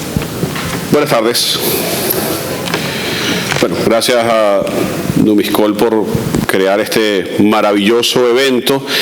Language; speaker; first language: Spanish; native; Spanish